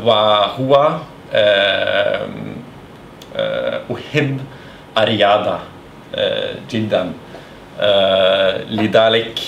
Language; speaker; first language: Arabic; non-native, learner; Norwegian